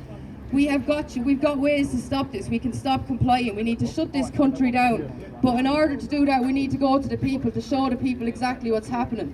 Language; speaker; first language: English; native; English